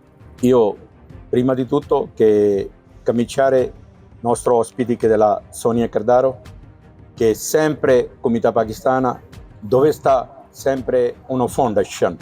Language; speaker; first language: Italian; non-native, learner; Urdu